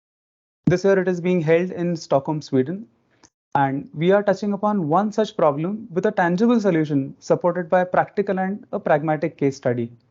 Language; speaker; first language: English; non-native, local second language; Marathi